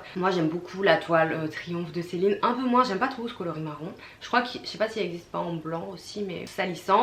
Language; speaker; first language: French; native; French